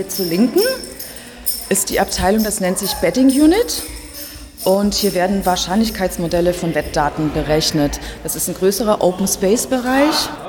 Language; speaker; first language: German; non-native, fluent; English